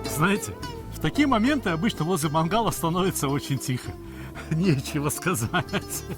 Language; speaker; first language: Russian; native; Russian